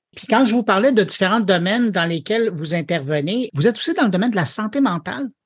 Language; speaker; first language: French; native; French